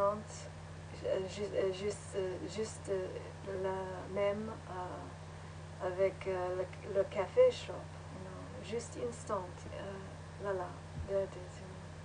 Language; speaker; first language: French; non-native, learner; English